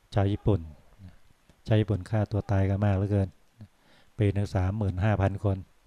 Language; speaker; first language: Thai; native; Thai